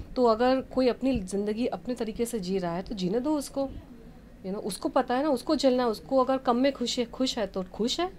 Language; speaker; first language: Hindi; non-native, local second language; Bangla